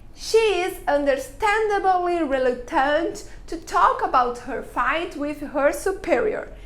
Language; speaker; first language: English; non-native, fluent; Portuguese